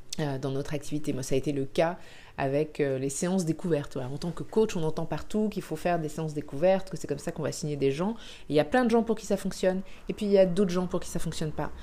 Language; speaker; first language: French; native; French